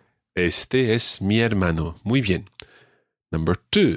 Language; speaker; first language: Spanish; non-native, fluent; English